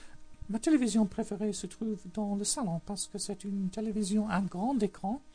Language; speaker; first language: French; non-native, learner; English